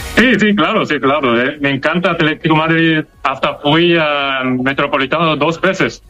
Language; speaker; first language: Spanish; non-native, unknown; Korean